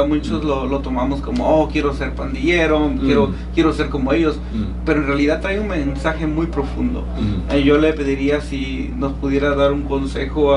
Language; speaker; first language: Spanish; native; Spanish